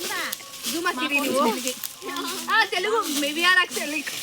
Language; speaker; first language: Kannada; native; Kannada